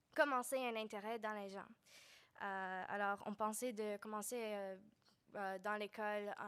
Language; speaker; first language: French; non-native, learner; English